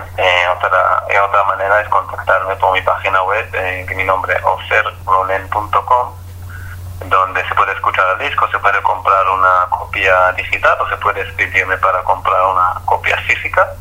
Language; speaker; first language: Spanish; non-native, fluent; Hebrew